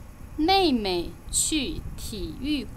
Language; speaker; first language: Chinese; non-native, fluent; Lao